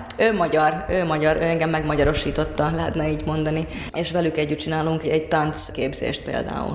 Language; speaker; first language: Hungarian; non-native, fluent; Finnish